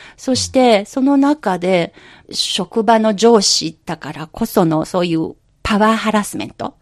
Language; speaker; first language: Japanese; non-native, fluent; Chinese